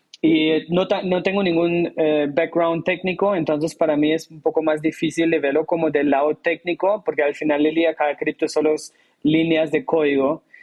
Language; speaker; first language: Spanish; non-native, fluent; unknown